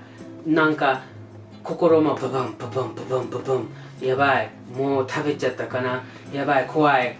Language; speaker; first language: Japanese; non-native, learner; English